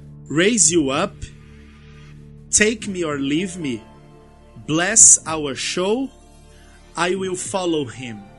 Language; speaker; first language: English; non-native, fluent; Portuguese